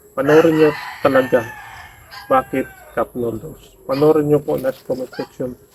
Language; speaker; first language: Filipino; non-native, local second language; Cebuano